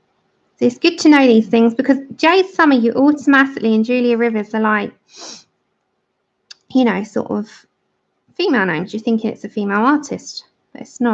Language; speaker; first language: English; native; English